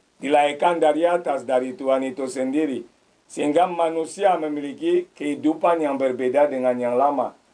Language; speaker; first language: Indonesian; non-native, fluent; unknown